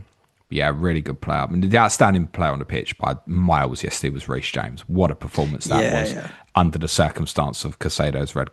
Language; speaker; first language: English; native; English